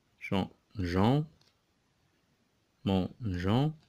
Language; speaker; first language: French; non-native, local second language; Arabic